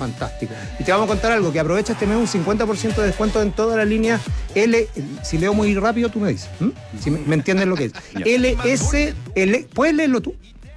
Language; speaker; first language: Spanish; native; Spanish